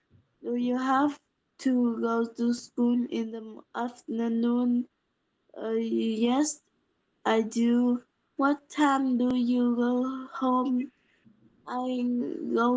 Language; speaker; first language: English; non-native, learner; Polish